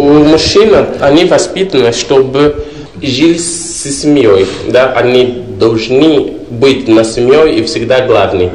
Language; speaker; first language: Russian; non-native, learner; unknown